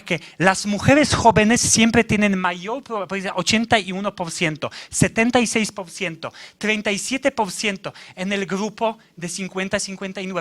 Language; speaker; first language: Spanish; non-native, fluent; Polish